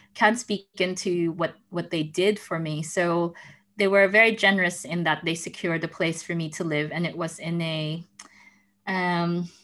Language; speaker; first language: English; non-native, local second language; Filipino